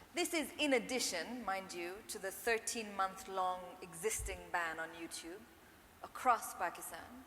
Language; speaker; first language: English; non-native, local second language; Urdu